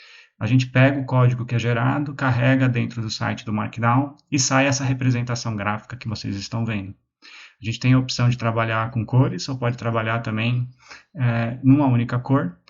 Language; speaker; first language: Portuguese; native; Portuguese